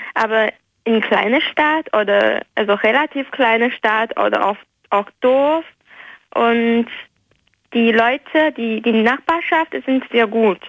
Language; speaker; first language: German; non-native, fluent; Chinese